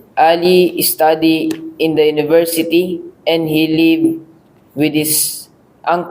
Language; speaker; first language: English; non-native, learner; Filipino